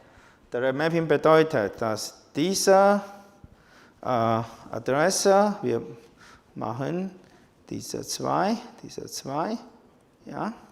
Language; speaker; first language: German; non-native, learner; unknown